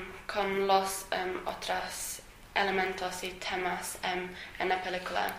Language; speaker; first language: Spanish; non-native, learner; English